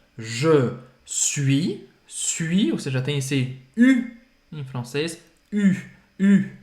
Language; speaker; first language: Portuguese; non-native, fluent; French